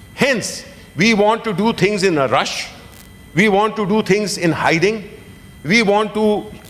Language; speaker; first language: English; non-native, local second language; Urdu